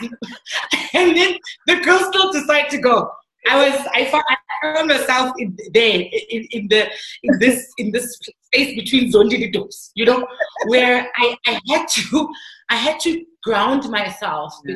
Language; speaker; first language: English; non-native, local second language; Zulu